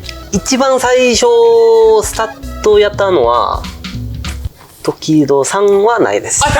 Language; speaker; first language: Japanese; non-native, fluent; Korean